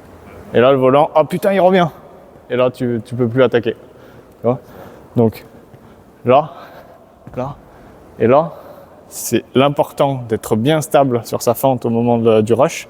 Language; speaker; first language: French; native; French